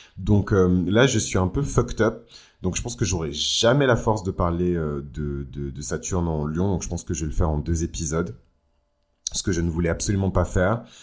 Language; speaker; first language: French; early bilingual, other home language; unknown